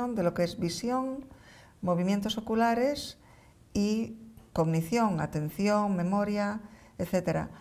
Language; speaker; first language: Spanish; native; Spanish